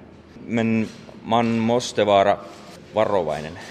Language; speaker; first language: Swedish; non-native, learner; Finnish